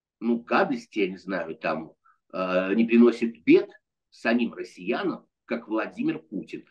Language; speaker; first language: Russian; native; Russian